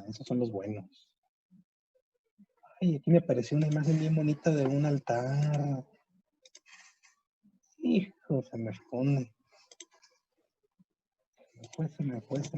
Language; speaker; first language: Spanish; native; Spanish